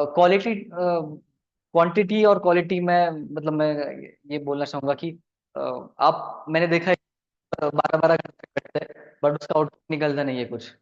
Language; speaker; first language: Hindi; non-native, local second language; Marathi